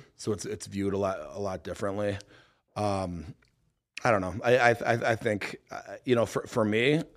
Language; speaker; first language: English; native; English